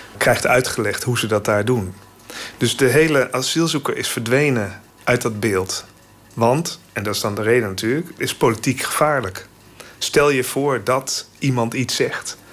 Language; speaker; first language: Dutch; native; Dutch